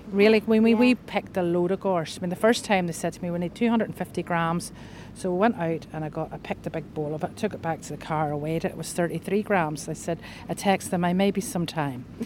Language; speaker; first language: English; native; English